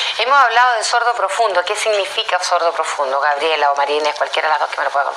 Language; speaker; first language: Spanish; native; Spanish